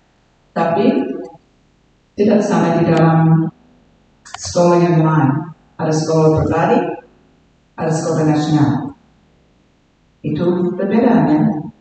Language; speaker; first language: Indonesian; non-native, learner; English